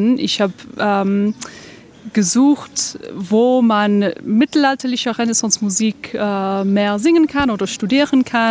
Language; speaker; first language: German; non-native, fluent; English